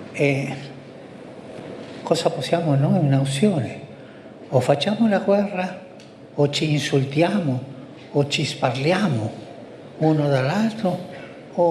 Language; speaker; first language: Italian; non-native, fluent; Spanish